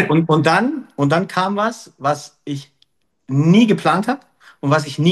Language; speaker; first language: German; native; German